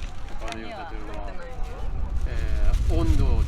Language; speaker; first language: Japanese; non-native, learner; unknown